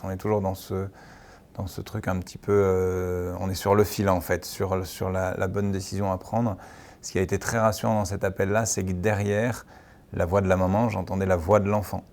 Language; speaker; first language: French; native; French